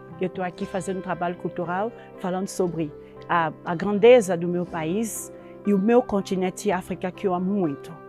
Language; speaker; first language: Portuguese; non-native, fluent; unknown